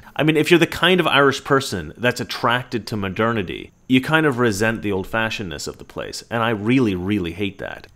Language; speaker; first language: English; native; English